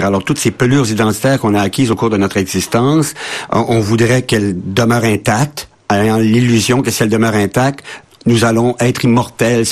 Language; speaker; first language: French; native; French